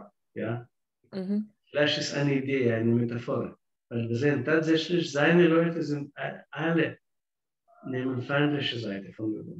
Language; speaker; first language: German; non-native, fluent; Russian